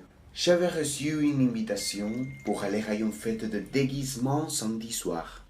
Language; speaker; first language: French; non-native, learner; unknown